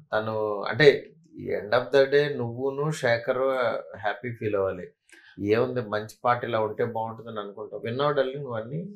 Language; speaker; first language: Telugu; native; Telugu